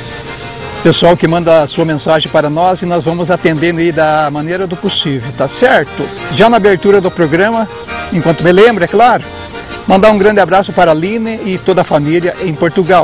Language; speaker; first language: Portuguese; native; Portuguese